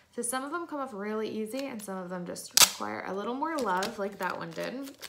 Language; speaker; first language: English; native; English